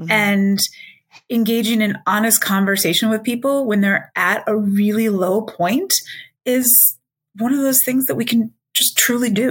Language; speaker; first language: English; native; English